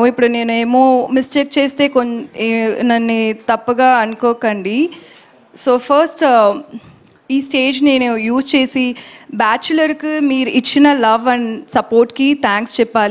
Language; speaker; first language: Telugu; non-native, local second language; Tamil